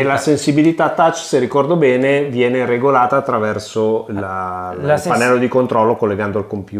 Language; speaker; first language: Italian; native; Italian